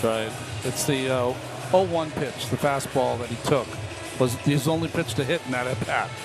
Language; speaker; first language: English; native; English